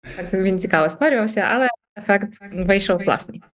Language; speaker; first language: Ukrainian; native; Ukrainian